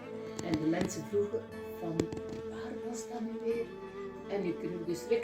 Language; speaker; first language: Dutch; native; Dutch